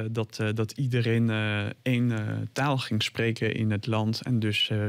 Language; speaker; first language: Dutch; non-native, fluent; French